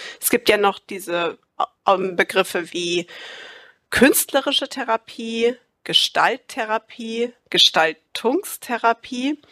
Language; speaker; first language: German; native; German